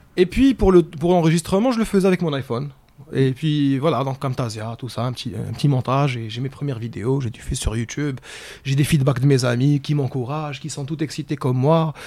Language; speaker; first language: French; non-native, local second language; Arabic